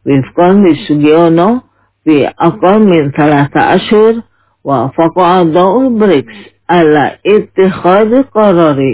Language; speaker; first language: Arabic; non-native, fluent; Indonesian